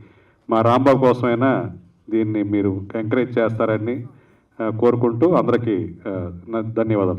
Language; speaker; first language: Telugu; native; Telugu